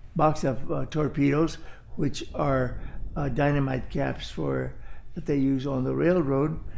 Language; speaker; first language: English; native; English